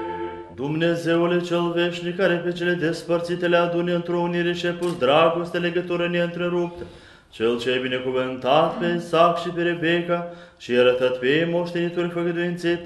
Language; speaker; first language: Romanian; native; Romanian